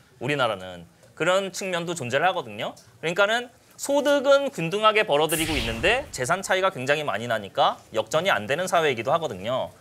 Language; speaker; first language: Korean; native; Korean